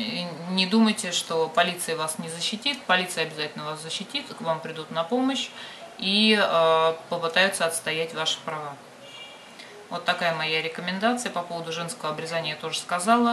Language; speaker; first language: Russian; native; Russian